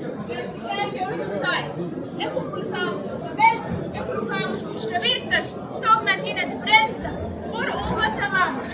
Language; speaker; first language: Portuguese; non-native, fluent; Arabic